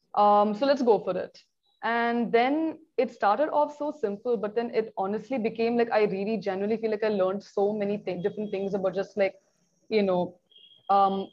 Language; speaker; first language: English; non-native, local second language; Malayalam